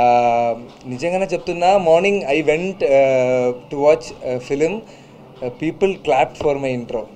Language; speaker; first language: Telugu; non-native, learner; Malayalam